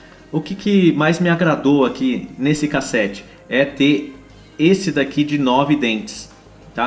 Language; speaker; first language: Portuguese; native; Portuguese